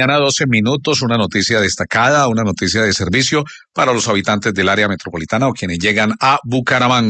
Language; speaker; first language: Spanish; native; Spanish